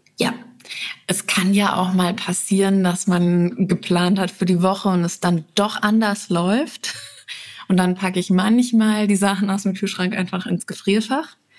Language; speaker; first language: German; early bilingual, other home language; Serbian